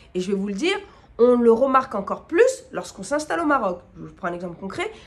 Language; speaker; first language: French; native; French